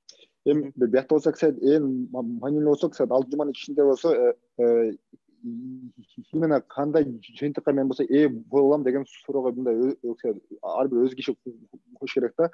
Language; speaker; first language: Kyrgyz; non-native, local second language; Russian